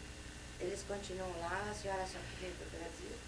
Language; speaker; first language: Portuguese; native; Portuguese